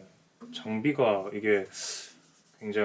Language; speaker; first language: Korean; native; Korean